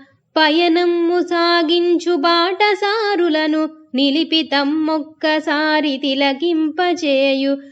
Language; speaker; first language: Telugu; native; Telugu